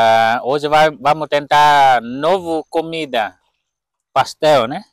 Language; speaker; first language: Portuguese; non-native, learner; Vietnamese